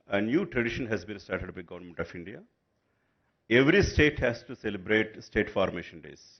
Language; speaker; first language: English; non-native, local second language; Telugu